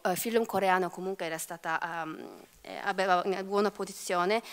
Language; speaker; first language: Italian; non-native, fluent; Korean